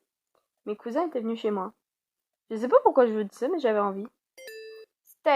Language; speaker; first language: French; native; French